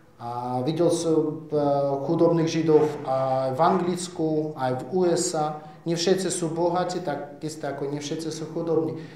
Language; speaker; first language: Slovak; non-native, fluent; Russian